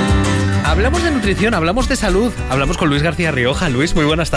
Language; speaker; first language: Spanish; native; Spanish